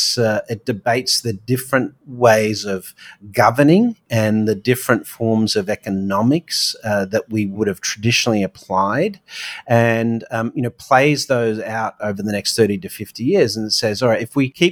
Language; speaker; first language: English; native; English